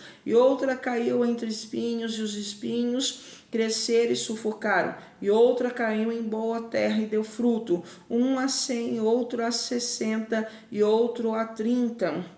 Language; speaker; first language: Portuguese; native; Portuguese